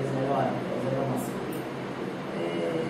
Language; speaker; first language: Hebrew; non-native, learner; Turkish